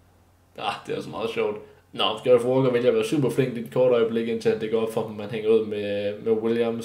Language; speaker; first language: Danish; native; Danish